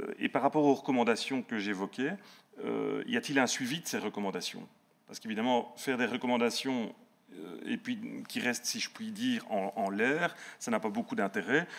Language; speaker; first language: French; native; French